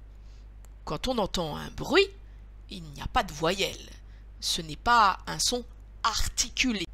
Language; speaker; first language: French; native; French